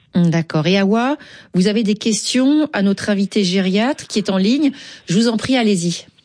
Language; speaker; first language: French; native; French